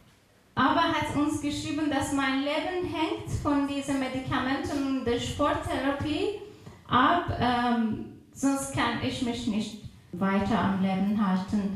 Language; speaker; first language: German; non-native, fluent; Persian